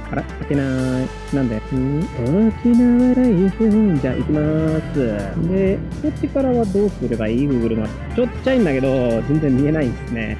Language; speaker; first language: Japanese; non-native, fluent; Spanish